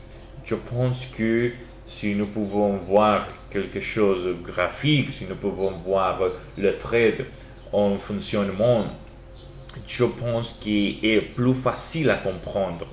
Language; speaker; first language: French; non-native, learner; Spanish